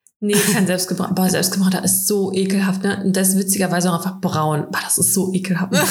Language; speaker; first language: German; early bilingual, other home language; Russian